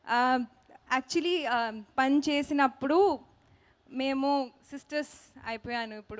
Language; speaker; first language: Telugu; non-native, learner; Hindi